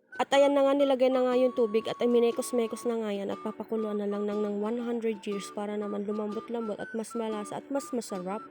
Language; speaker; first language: Filipino; non-native, local second language; Bikol